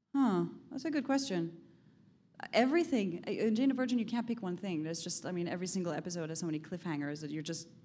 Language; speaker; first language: English; non-native, fluent; Hebrew